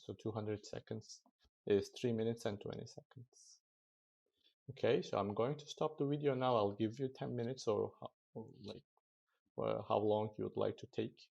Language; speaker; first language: English; non-native, fluent; Turkish